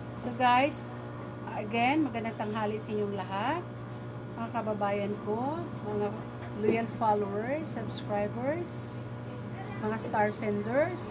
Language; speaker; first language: Filipino; non-native, local second language; Cebuano